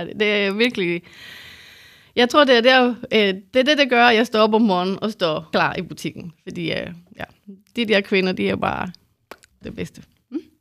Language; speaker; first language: Danish; non-native, fluent; Spanish